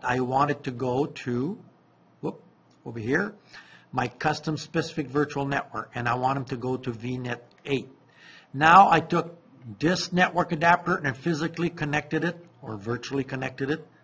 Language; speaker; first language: English; non-native, fluent; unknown